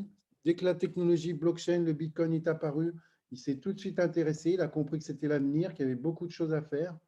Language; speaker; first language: French; native; French